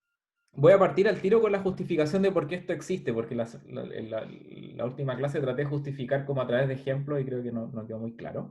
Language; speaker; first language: Spanish; native; Spanish